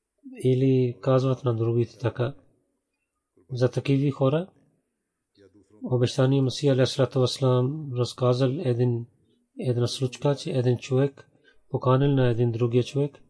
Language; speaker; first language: Bulgarian; non-native, learner; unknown